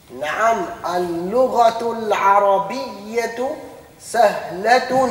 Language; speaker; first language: Arabic; non-native, fluent; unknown